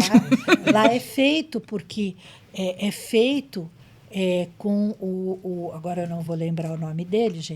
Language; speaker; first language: Portuguese; native; Portuguese